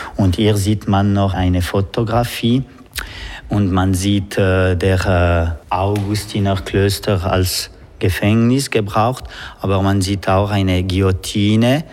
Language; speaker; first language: German; non-native, local second language; French